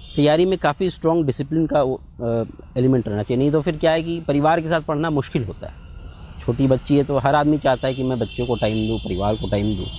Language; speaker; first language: Hindi; native; Hindi